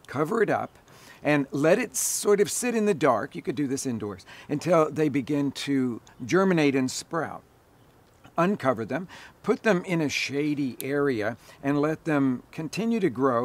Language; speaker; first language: English; native; English